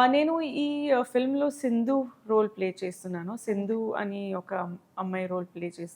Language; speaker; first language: Telugu; non-native, local second language; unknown